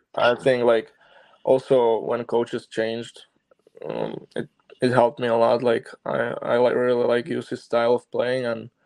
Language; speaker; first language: English; non-native, fluent; Slovak